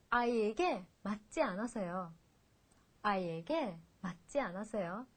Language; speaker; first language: Korean; non-native, fluent; Russian